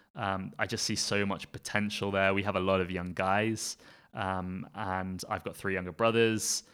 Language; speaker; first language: English; native; English